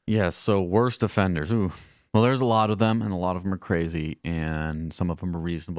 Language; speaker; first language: English; native; English